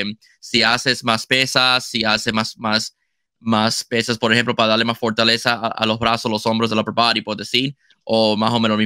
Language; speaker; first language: Spanish; early bilingual, heritage; Spanish